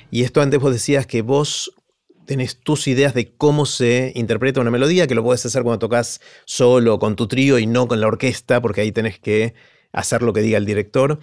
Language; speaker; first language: Spanish; native; Spanish